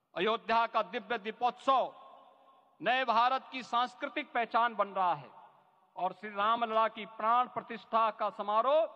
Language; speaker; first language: Hindi; native; Hindi